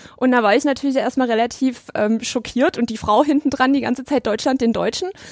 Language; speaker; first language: German; native; German